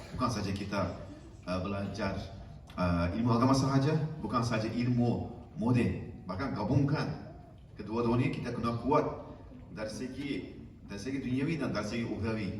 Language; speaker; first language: Malay; non-native, fluent; Turkish